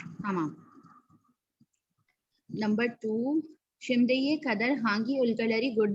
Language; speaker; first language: Turkish; non-native, learner; Urdu